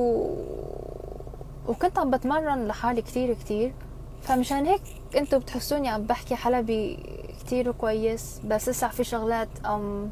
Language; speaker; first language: Arabic; non-native, local second language; Korean